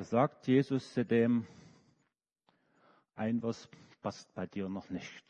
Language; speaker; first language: German; native; German